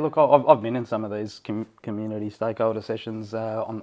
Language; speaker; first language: English; native; English